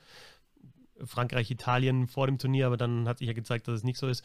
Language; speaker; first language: German; native; German